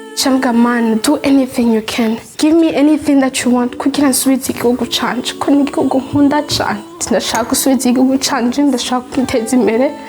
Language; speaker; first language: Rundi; early bilingual, other home language; English